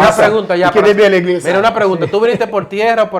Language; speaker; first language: Spanish; native; Spanish